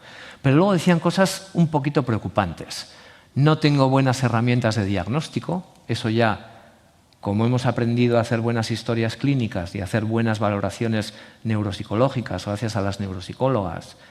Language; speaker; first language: Spanish; native; Spanish